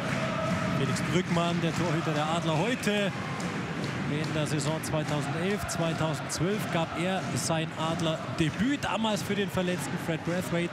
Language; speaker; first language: German; native; German